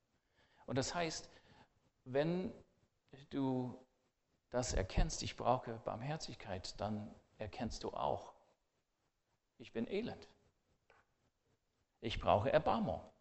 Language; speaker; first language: German; non-native, fluent; English